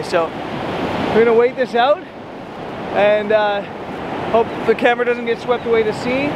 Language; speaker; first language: English; native; English